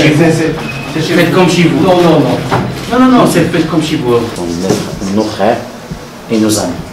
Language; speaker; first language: French; non-native, local second language; Arabic